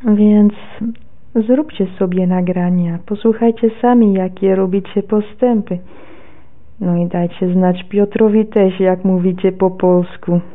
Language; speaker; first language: Polish; non-native, learner; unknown